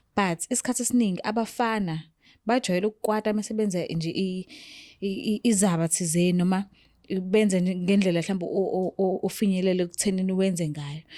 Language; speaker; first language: Zulu; native; Zulu